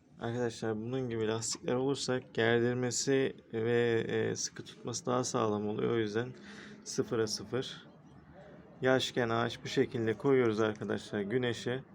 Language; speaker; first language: Turkish; native; Turkish